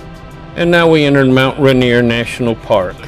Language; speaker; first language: English; native; English